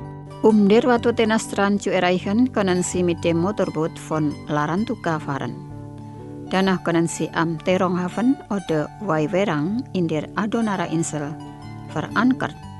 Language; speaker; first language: German; non-native, fluent; Indonesian